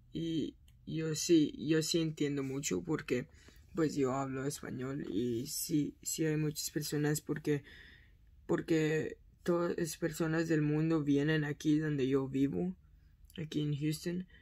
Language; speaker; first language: Spanish; early bilingual, heritage; Spanish